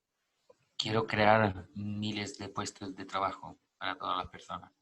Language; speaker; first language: Spanish; native; Spanish